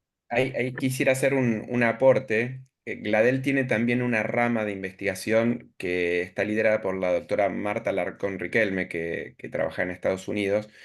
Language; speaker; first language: Spanish; native; Spanish